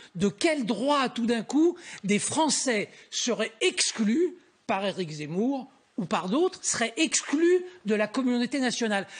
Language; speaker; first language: French; native; French